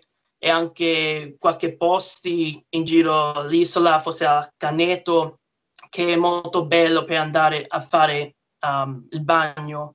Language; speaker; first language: Italian; early bilingual, heritage; English